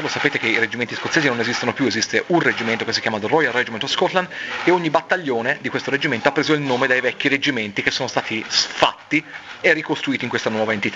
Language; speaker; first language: Italian; native; Italian